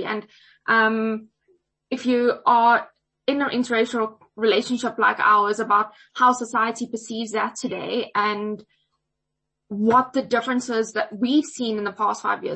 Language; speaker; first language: English; native; English